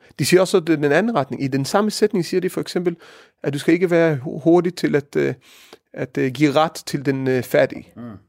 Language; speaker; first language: Danish; early bilingual, heritage; Danish